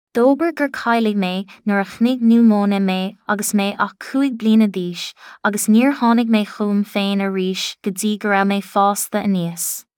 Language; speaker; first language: Irish; non-native, local second language; English